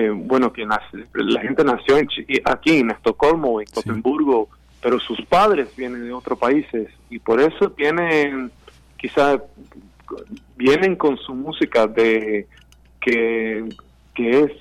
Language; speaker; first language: Spanish; non-native, fluent; Swedish